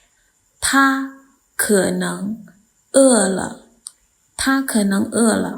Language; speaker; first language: Chinese; non-native, fluent; Khmer